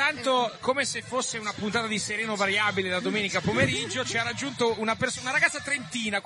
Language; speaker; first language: Italian; native; Italian